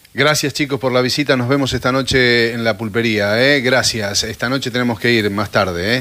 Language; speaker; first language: Spanish; native; Spanish